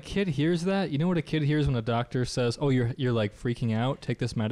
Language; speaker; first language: English; native; English